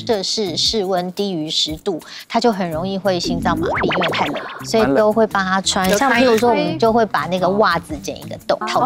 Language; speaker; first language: Chinese; native; Chinese